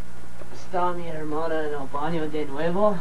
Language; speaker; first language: Spanish; non-native, learner; English